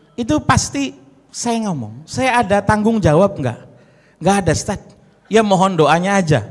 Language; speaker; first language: Indonesian; native; Indonesian